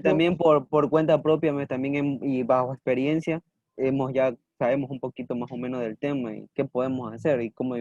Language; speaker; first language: Spanish; native; Spanish